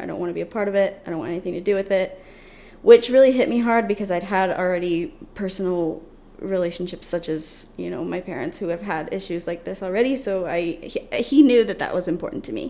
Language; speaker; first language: English; native; English